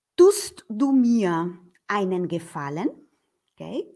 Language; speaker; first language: German; non-native, fluent; Spanish